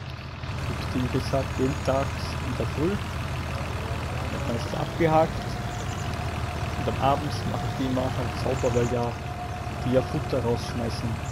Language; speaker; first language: German; native; German